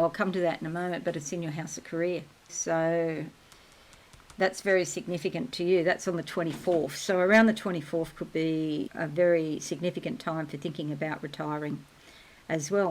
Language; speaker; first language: English; native; English